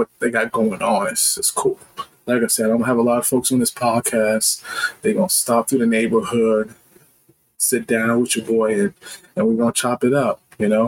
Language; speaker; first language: English; native; English